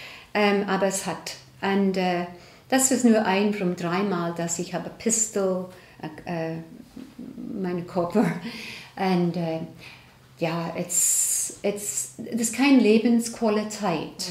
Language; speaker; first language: German; non-native, learner; English